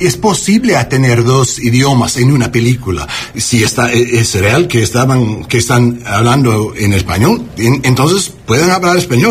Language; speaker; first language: Spanish; non-native, learner; English